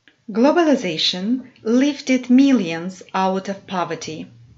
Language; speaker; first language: English; non-native, fluent; Romanian